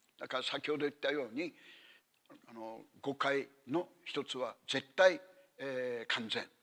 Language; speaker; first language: Japanese; native; Japanese